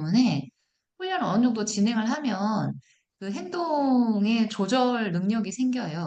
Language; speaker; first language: Korean; native; Korean